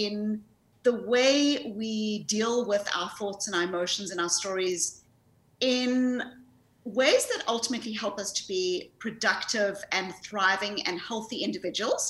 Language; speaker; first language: English; native; English